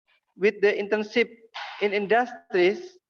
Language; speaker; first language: English; non-native, learner; Indonesian